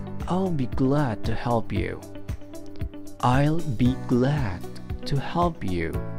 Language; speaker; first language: English; non-native, fluent; Indonesian